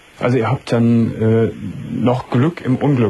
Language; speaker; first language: German; native; German